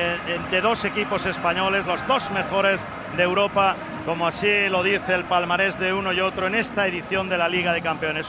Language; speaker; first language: Spanish; native; Spanish